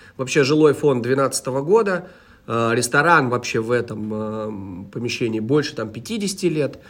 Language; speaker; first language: Russian; early bilingual, heritage; Russian